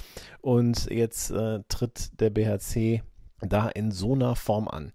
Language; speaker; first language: German; native; German